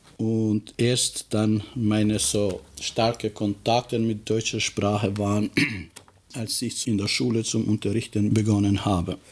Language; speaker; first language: German; non-native, fluent; Albanian